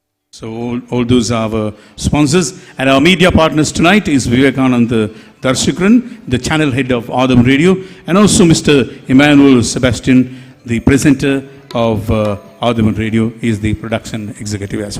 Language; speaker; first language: English; non-native, local second language; Tamil